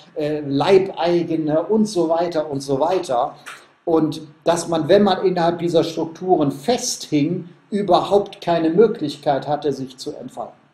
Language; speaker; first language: German; native; German